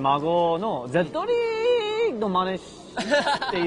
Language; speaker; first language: Japanese; non-native, learner; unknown